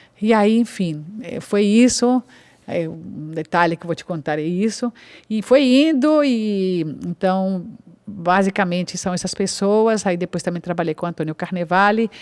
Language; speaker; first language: Portuguese; non-native, fluent; Spanish